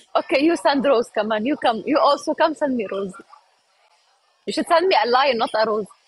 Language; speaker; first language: English; non-native, learner; Arabic